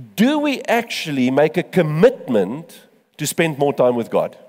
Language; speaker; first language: English; non-native, local second language; Afrikaans